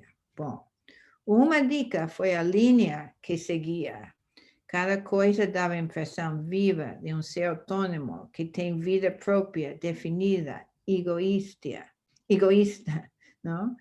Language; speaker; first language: Portuguese; non-native, fluent; English